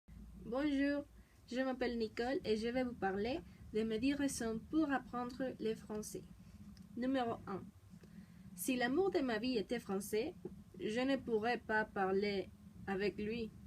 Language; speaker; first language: French; non-native, learner; Spanish